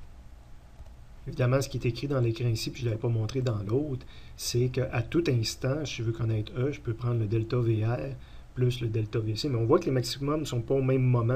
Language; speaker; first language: French; native; French